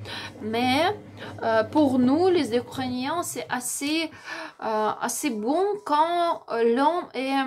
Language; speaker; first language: French; non-native, learner; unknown